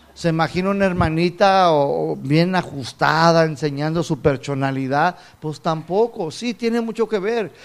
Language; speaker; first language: Spanish; non-native, fluent; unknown